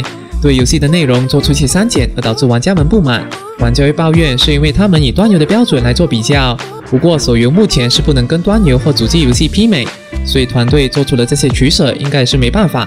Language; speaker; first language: Chinese; native; Chinese